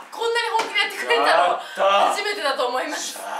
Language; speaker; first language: Japanese; native; Japanese